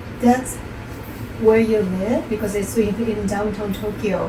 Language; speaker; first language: English; non-native, learner; Japanese